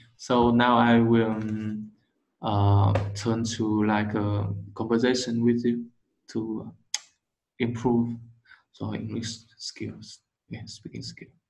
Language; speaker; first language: English; non-native, learner; Vietnamese